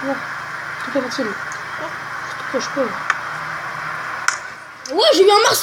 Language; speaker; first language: French; native; French